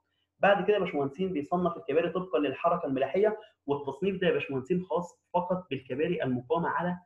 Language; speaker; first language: Arabic; native; Arabic